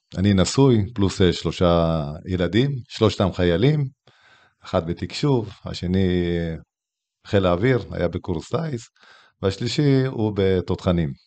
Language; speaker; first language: Hebrew; early bilingual, other home language; Tigrinya